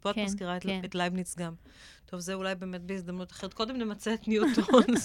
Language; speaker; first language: Hebrew; native; Hebrew